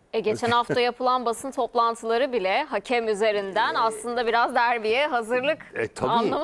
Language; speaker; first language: Turkish; native; Turkish